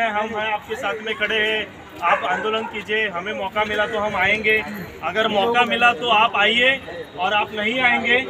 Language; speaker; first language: Hindi; non-native, local second language; Marathi